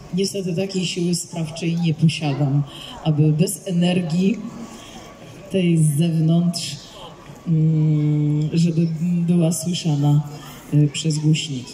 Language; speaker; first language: Polish; native; Polish